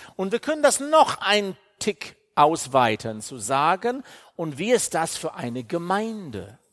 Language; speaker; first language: German; non-native, fluent; English